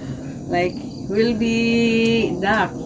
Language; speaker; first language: English; non-native, learner; Indonesian